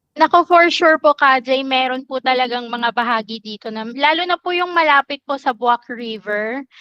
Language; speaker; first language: Filipino; native; Filipino